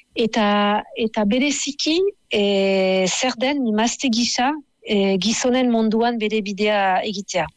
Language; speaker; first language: Basque; native; Basque